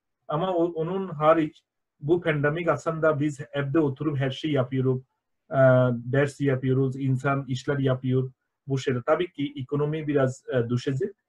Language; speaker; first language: Turkish; non-native, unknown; Bangla